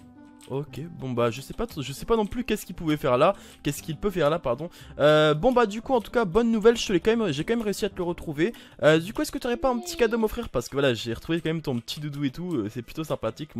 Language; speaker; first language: French; native; French